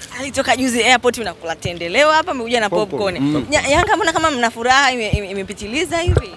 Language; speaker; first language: Swahili; native; Swahili